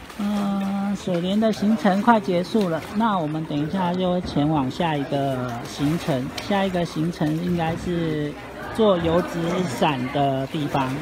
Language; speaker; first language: Chinese; native; Chinese